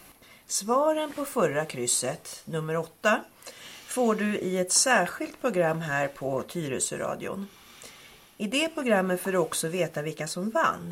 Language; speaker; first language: Swedish; native; Swedish